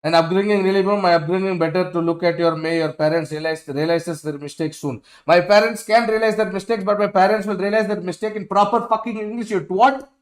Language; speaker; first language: English; non-native, local second language; Hindi